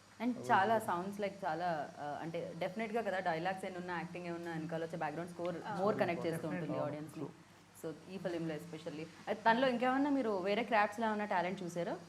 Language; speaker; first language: Telugu; native; Telugu